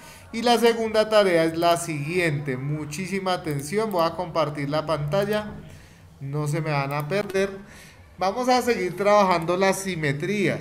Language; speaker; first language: Spanish; native; Spanish